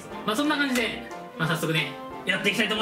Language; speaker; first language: Japanese; native; Japanese